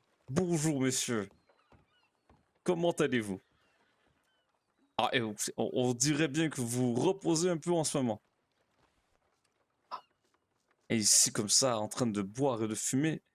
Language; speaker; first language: French; native; French